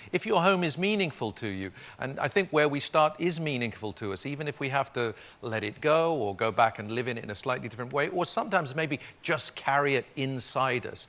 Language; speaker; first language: English; native; English